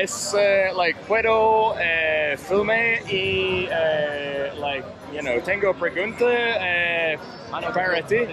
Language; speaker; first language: Spanish; non-native, learner; English